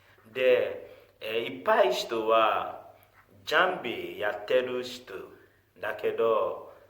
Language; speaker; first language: Japanese; non-native, fluent; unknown